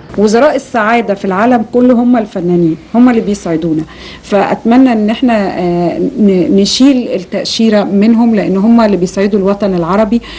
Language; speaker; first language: Egyptian Arabic; native; Egyptian Arabic